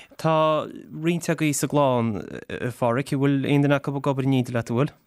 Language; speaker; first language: Irish; native; Irish